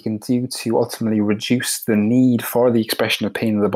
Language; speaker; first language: English; native; English